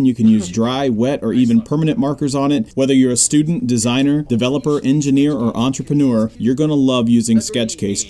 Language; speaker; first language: English; native; English